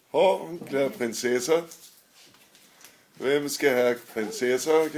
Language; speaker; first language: Danish; non-native, fluent; Arabic